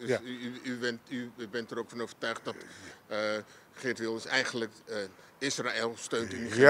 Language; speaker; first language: Dutch; native; Dutch